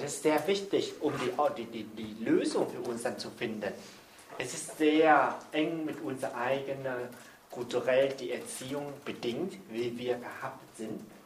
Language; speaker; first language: German; non-native, fluent; Vietnamese